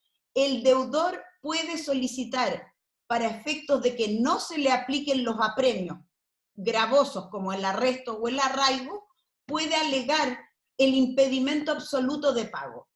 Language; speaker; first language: Spanish; native; Spanish